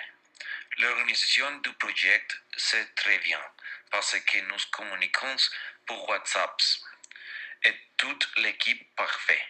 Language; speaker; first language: French; non-native, learner; Spanish